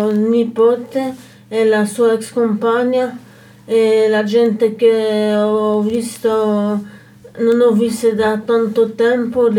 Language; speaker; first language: Italian; non-native, fluent; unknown